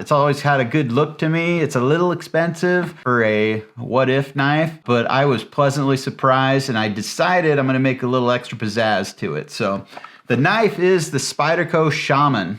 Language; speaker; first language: English; native; English